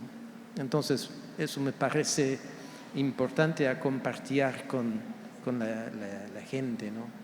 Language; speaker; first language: Spanish; non-native, fluent; French